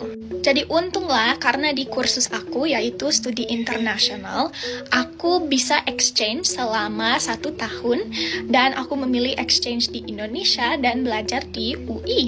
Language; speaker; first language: Indonesian; non-native, fluent; English